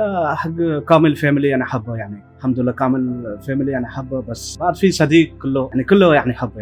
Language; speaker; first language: Arabic; non-native, learner; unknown